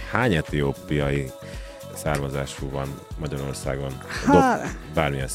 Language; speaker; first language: Hungarian; native; Hungarian